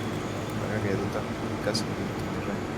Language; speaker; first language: Spanish; native; Spanish